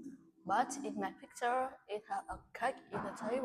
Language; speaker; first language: English; non-native, learner; Vietnamese